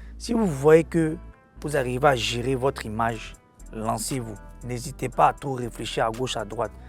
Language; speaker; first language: French; non-native, local second language; Korean